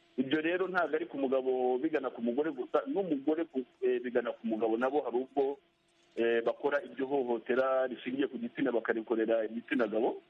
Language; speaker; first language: Kinyarwanda; native; Kinyarwanda